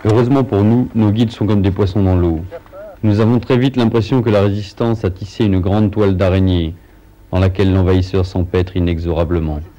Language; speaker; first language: French; native; French